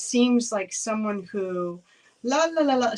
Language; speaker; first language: English; native; English